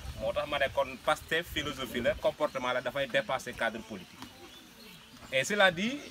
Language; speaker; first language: Wolof; non-native, local second language; Jola-Fonyi